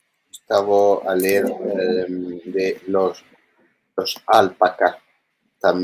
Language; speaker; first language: Spanish; non-native, learner; Italian